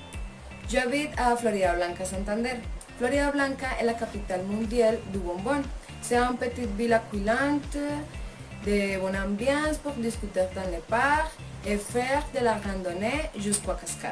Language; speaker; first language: French; non-native, learner; Spanish